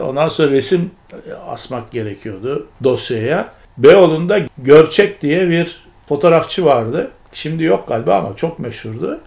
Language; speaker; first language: Turkish; native; Turkish